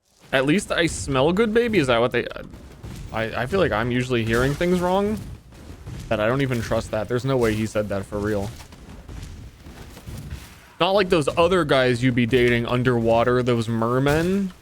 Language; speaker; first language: English; native; English